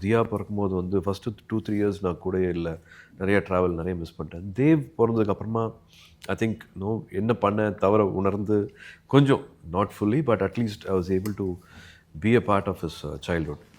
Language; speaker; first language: Tamil; native; Tamil